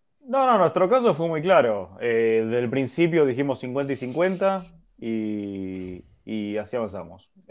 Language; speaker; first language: Spanish; native; Spanish